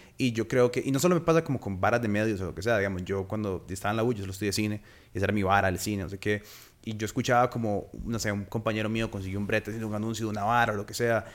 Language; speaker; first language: Spanish; native; Spanish